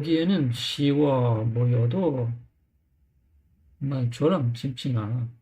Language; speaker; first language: Korean; non-native, learner; English